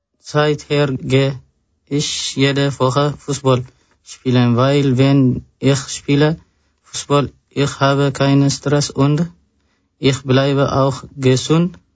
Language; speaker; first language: German; non-native, learner; Tigrinya